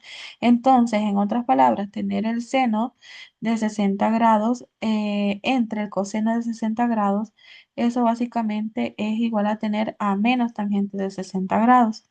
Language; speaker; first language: Spanish; native; Spanish